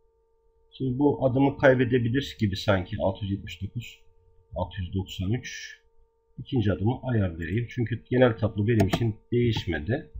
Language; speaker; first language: Turkish; native; Turkish